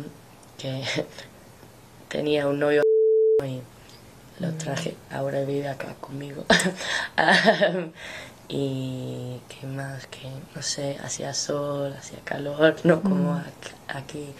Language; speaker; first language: Spanish; non-native, fluent; English